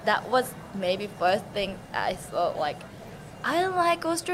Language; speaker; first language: English; non-native, fluent; Japanese